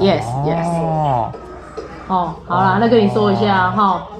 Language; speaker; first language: Chinese; native; Chinese